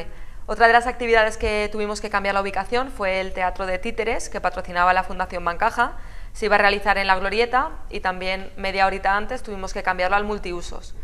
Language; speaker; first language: Spanish; native; Spanish